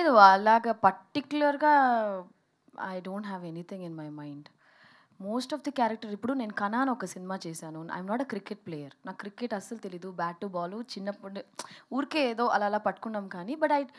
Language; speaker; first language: Telugu; early bilingual, heritage; Telugu